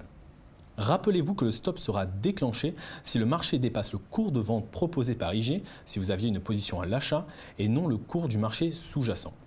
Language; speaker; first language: French; native; French